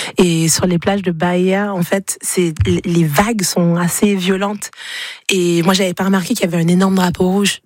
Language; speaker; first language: French; early bilingual, other home language; Haitian Creole